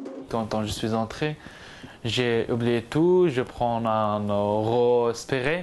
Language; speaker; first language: French; non-native, learner; Persian